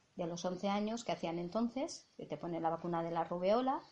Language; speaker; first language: Spanish; non-native, local second language; Catalan